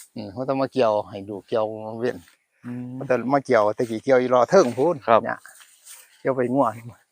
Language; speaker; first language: Thai; native; Thai